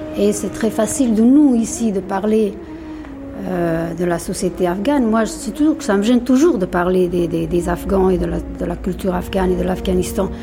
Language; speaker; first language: French; non-native, fluent; Persian